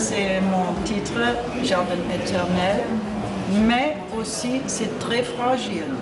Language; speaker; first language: French; non-native, learner; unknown